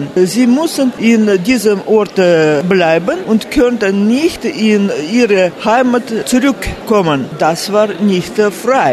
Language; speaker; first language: German; non-native, fluent; Russian